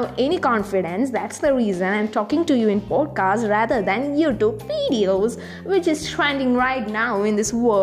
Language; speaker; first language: English; non-native, local second language; Malayalam